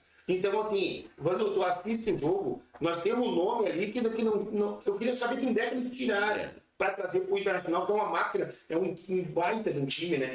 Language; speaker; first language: Portuguese; native; Portuguese